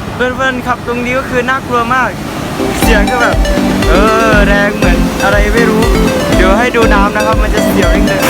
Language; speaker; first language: Thai; non-native, local second language; Malay